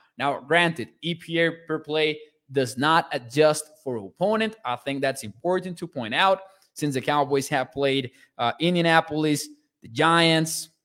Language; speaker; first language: English; non-native, fluent; Spanish